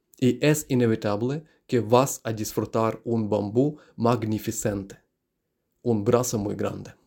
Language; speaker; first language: Spanish; non-native, learner; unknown